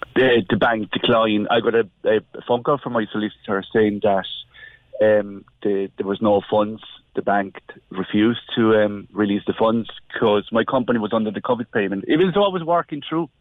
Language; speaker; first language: English; non-native, fluent; Spanish